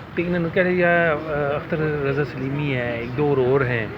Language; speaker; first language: Urdu; non-native, local second language; Punjabi